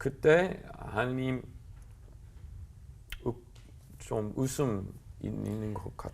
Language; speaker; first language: Korean; non-native, learner; English